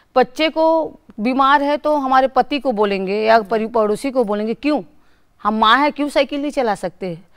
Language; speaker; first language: Hindi; native; Hindi